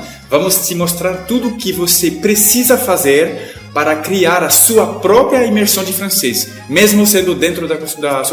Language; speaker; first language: Portuguese; non-native, fluent; French